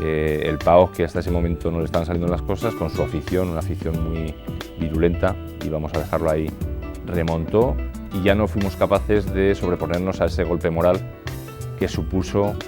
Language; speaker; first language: Spanish; native; Spanish